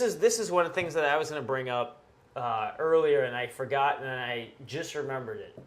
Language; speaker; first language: English; native; English